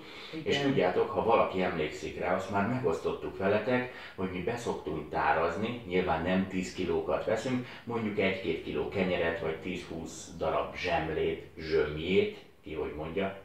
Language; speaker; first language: Hungarian; native; Hungarian